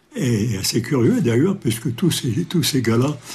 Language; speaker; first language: French; native; French